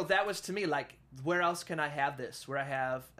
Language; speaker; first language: English; native; English